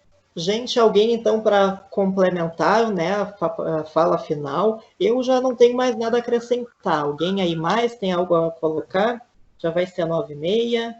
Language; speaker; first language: Portuguese; native; Portuguese